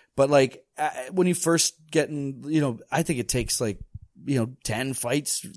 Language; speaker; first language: English; native; English